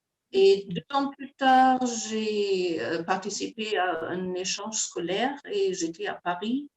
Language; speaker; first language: French; non-native, fluent; German